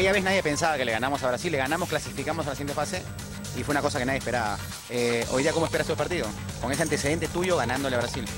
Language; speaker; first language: Spanish; native; Spanish